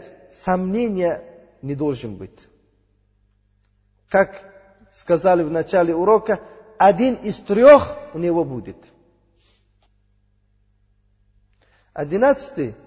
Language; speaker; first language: Russian; non-native, learner; Uzbek